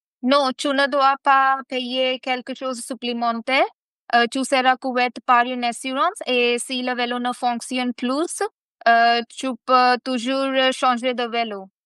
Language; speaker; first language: French; non-native, fluent; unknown